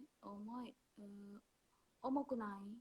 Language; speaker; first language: Japanese; non-native, learner; Indonesian